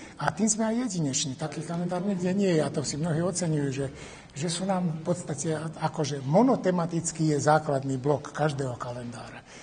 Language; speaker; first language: Slovak; native; Slovak